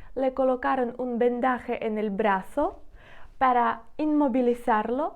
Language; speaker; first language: Spanish; non-native, fluent; Ukrainian